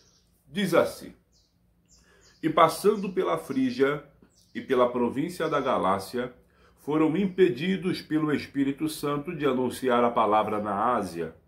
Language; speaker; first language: Portuguese; native; Portuguese